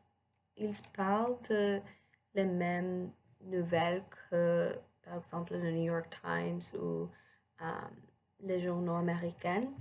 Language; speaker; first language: French; non-native, learner; English